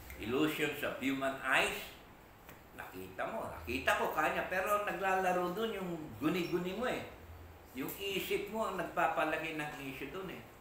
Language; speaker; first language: Filipino; non-native, local second language; Iloko